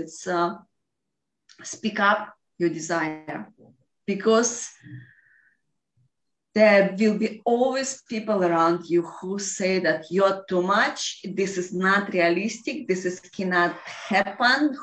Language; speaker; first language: English; non-native, fluent; Russian